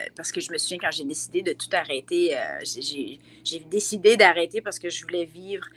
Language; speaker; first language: French; native; French